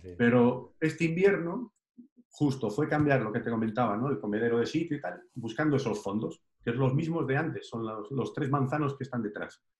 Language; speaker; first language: Spanish; native; Spanish